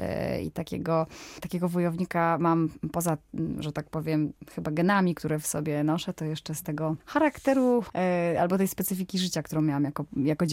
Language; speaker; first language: Polish; native; Polish